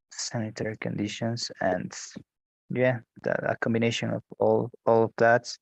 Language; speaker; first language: English; non-native, learner; Spanish